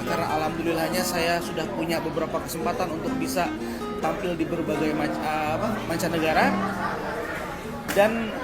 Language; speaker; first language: Indonesian; non-native, local second language; Achinese